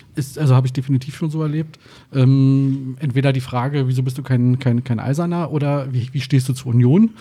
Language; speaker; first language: German; native; German